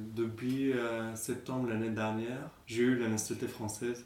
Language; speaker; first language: French; non-native, fluent; Arabic